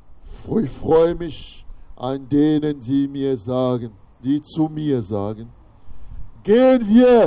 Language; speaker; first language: German; non-native, fluent; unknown